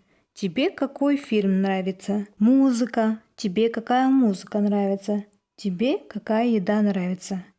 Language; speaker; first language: Russian; non-native, local second language; Kazakh